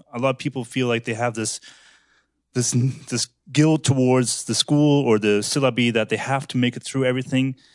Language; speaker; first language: English; early bilingual, other home language; German